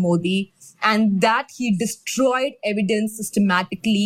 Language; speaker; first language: English; non-native, local second language; Urdu